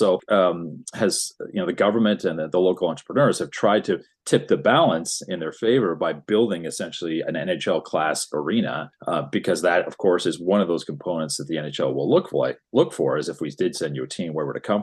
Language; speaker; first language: English; native; English